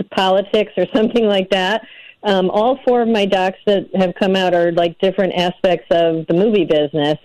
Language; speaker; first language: English; native; English